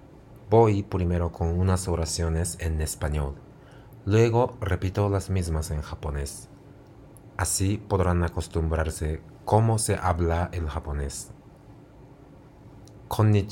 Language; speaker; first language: Spanish; non-native, fluent; Japanese